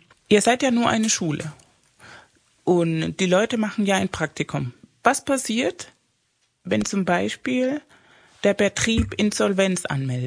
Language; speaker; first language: German; non-native, fluent; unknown